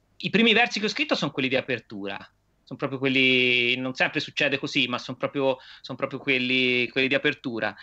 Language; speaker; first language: Italian; native; Italian